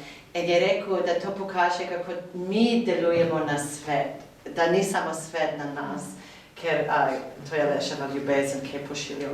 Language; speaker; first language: Slovenian; non-native, fluent; English